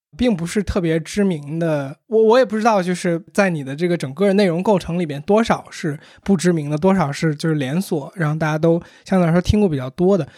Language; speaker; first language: Chinese; native; Chinese